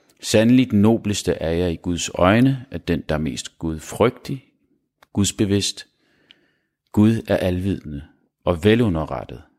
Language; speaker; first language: Danish; early bilingual, other home language; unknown